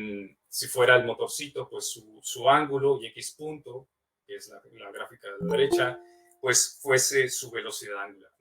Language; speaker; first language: Spanish; native; Spanish